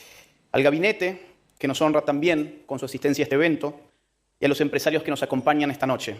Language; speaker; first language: Spanish; native; Spanish